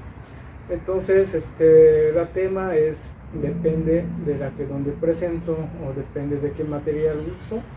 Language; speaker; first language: Spanish; non-native, learner; Japanese